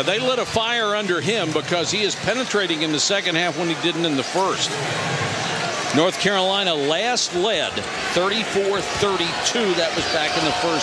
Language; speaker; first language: English; native; English